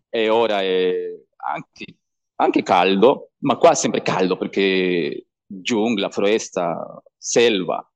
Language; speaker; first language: Italian; non-native, learner; Spanish